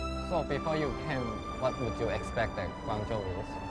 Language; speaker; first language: English; non-native, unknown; Chinese